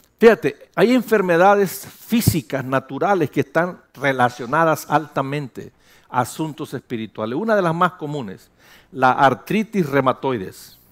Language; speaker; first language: Spanish; early bilingual, heritage; Spanish